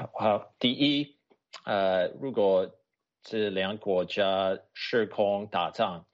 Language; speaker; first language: Chinese; non-native, fluent; English